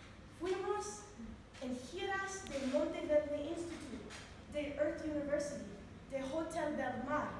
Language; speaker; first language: Spanish; non-native, learner; English